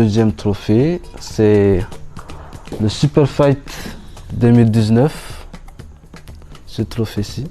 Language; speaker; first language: French; non-native, local second language; Malagasy